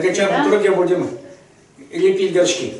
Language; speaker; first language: Russian; non-native, local second language; Lithuanian